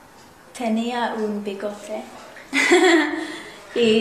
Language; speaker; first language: Spanish; non-native, learner; English